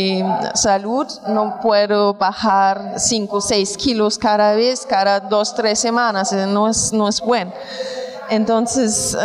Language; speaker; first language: Spanish; non-native, fluent; German